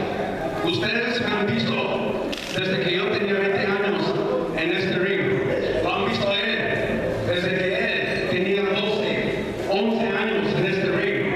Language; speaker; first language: Spanish; early bilingual, heritage; Spanish